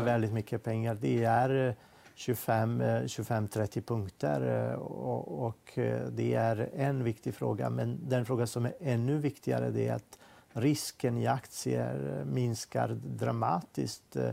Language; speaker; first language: Swedish; non-native, fluent; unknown